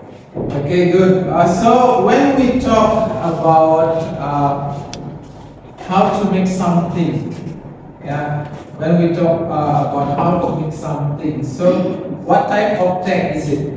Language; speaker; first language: English; non-native, learner; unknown